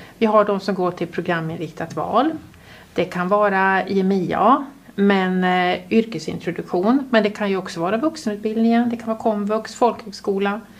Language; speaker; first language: Swedish; native; Swedish